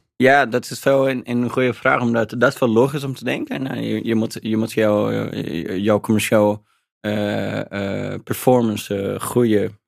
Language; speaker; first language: Dutch; non-native, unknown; Portuguese